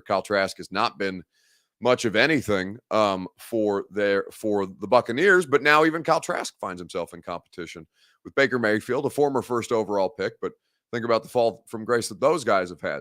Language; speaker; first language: English; native; English